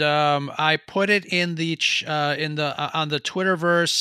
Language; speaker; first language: English; non-native, fluent; Spanish